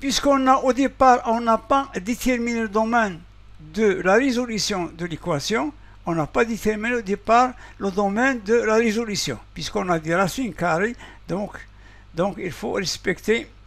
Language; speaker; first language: French; non-native, local second language; Arabic